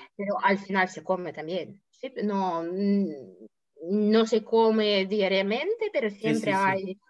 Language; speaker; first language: Spanish; non-native, fluent; Russian